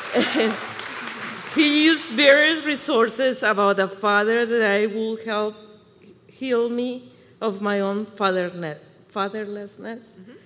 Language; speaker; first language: English; non-native, fluent; Spanish